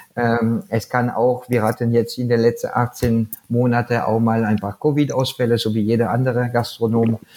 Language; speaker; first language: German; non-native, fluent; French